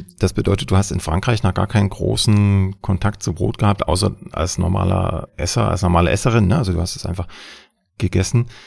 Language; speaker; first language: German; native; German